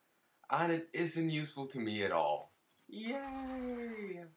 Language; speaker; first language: English; native; English